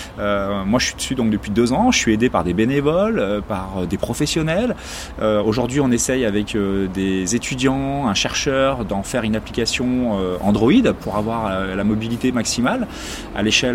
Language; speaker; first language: French; native; French